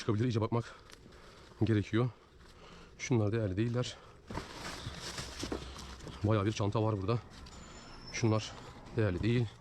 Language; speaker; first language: Turkish; native; Turkish